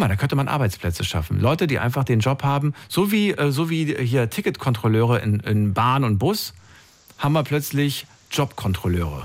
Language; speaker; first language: German; native; German